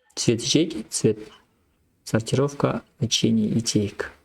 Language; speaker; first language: Russian; non-native, local second language; Kazakh